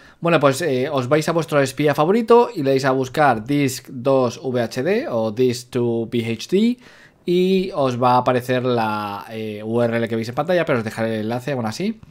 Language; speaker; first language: Spanish; native; Spanish